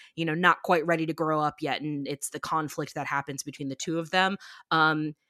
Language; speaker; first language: English; native; English